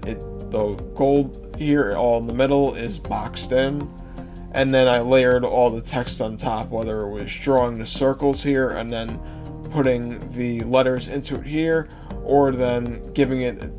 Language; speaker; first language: English; native; English